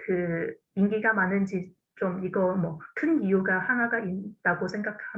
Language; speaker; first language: Korean; non-native, fluent; Cantonese